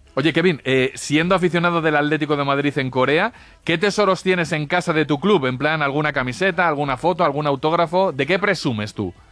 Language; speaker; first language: Spanish; native; Spanish